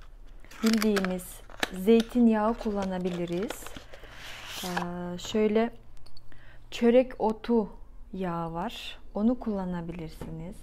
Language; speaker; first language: Turkish; non-native, fluent; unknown